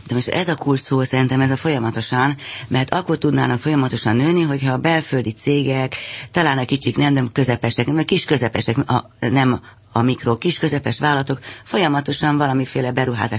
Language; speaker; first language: Hungarian; native; Hungarian